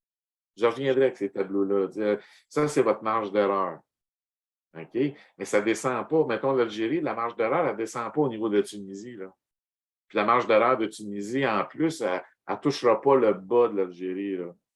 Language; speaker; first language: French; native; French